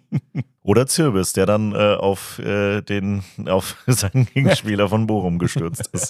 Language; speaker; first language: German; native; German